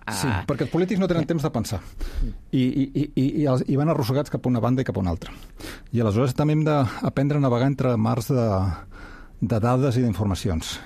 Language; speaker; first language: Catalan; native; Catalan